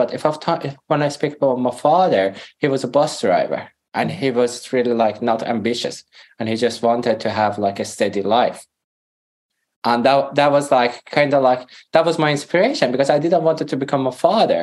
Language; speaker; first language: English; non-native, fluent; Persian